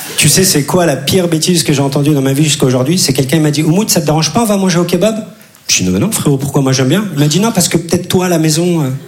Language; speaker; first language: French; early bilingual, other home language; Turkish